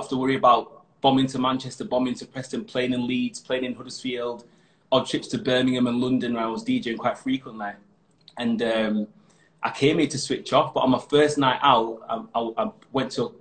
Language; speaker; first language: English; native; English